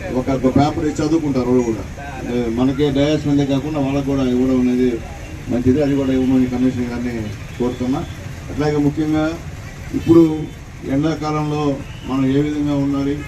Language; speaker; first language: Telugu; native; Telugu